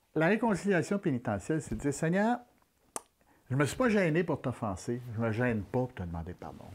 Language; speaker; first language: French; native; French